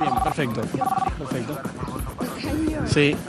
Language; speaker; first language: Spanish; native; Spanish